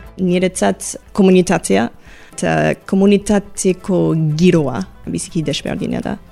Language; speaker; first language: Basque; non-native, learner; English